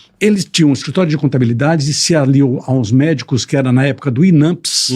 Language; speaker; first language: Portuguese; early bilingual, other home language; Italian